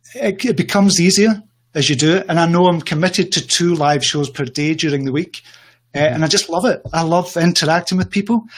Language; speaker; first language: English; native; English